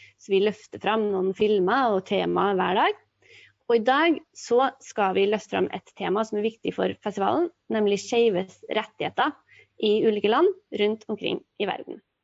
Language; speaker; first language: Norwegian; native; Norwegian